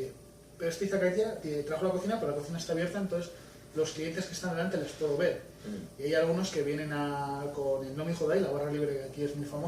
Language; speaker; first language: Spanish; native; Spanish